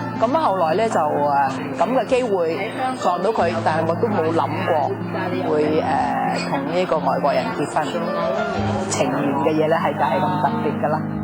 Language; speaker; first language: Cantonese; native; Cantonese